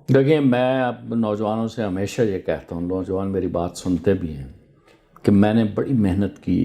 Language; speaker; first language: Urdu; non-native, local second language; Punjabi